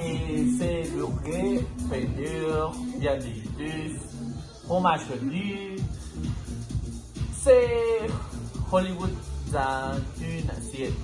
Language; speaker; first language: French; non-native, learner; Spanish